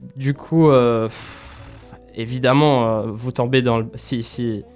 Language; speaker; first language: French; non-native, local second language; Arabic